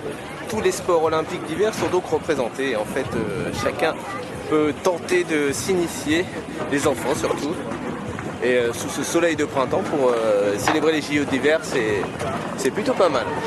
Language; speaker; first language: French; native; French